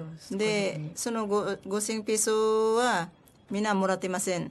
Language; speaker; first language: Japanese; non-native, learner; Filipino